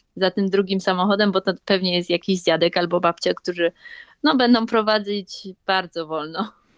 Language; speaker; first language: Polish; native; Polish